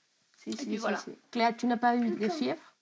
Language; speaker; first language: French; non-native, learner; Spanish